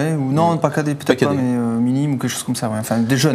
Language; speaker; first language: French; native; French